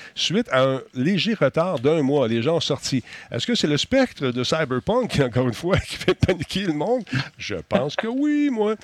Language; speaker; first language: French; native; French